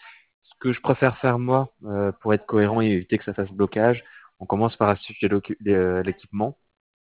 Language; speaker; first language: French; native; French